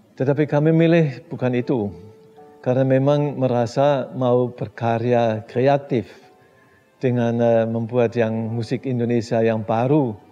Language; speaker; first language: Indonesian; non-native, fluent; German